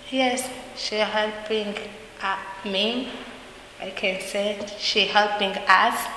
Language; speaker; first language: English; non-native, learner; Swahili